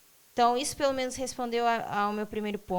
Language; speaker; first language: Portuguese; native; Portuguese